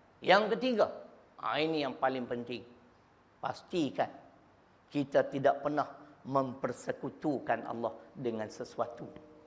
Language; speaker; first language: Malay; native; Malay